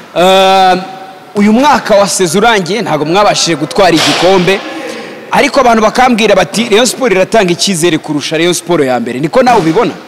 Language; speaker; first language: Kinyarwanda; native; Kinyarwanda